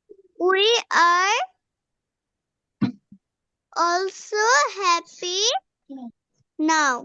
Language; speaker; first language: English; non-native, learner; Bangla